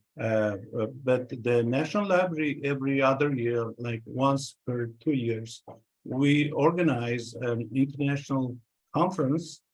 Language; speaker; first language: English; non-native, fluent; Armenian